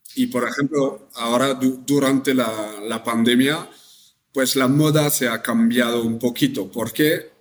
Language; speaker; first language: Spanish; non-native, fluent; French